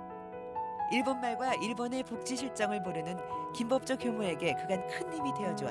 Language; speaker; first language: Korean; native; Korean